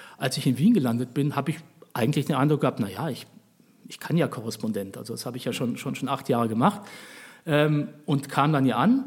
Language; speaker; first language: German; native; German